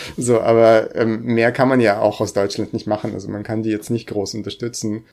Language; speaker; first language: German; early bilingual, other home language; Russian